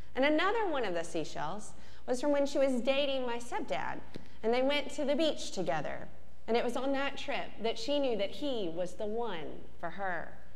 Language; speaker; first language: English; native; English